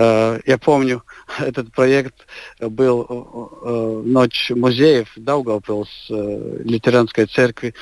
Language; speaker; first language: Russian; non-native, local second language; Latvian